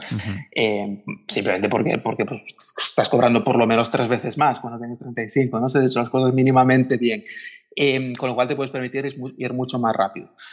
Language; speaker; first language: Spanish; non-native, fluent; Italian